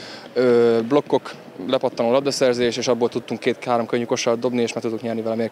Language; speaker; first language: Hungarian; native; Hungarian